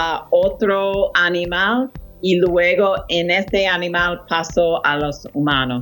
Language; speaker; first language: Spanish; non-native, fluent; English